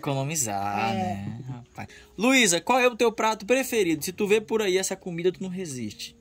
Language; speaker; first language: Portuguese; native; Portuguese